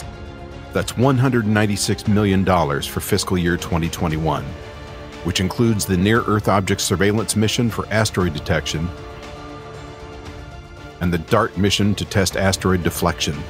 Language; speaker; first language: English; native; English